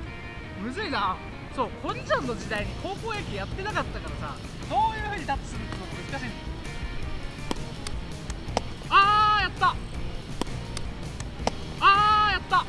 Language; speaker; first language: Japanese; native; Japanese